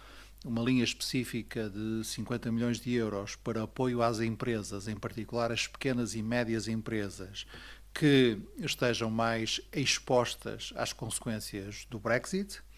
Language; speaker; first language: Portuguese; native; Portuguese